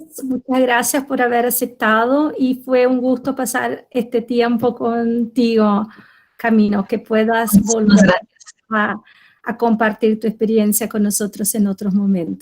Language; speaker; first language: Spanish; non-native, fluent; Portuguese